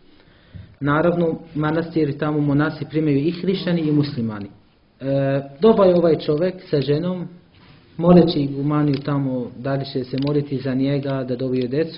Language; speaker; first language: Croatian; non-native, learner; Arabic